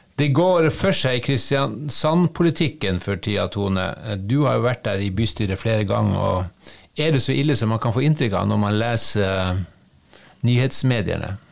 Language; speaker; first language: Norwegian; native; Norwegian